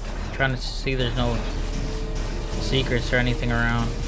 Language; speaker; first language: English; non-native, local second language; Spanish